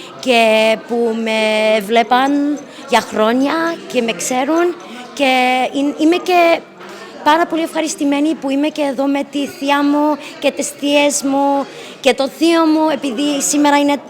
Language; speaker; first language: Greek; early bilingual, heritage; English